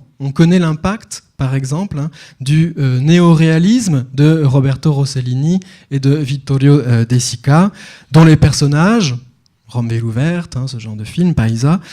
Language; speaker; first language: French; native; French